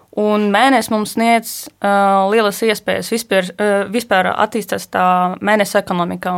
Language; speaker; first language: Latvian; non-native, fluent; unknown